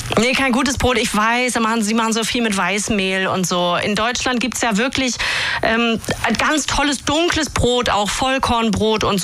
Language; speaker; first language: German; native; German